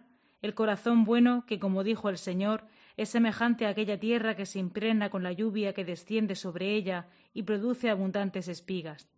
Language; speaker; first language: Spanish; native; Spanish